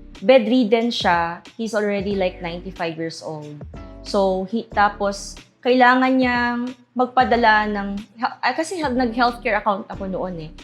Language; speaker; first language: Filipino; native; Filipino